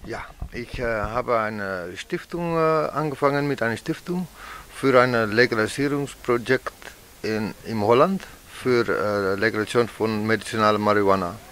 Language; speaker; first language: German; non-native, learner; Dutch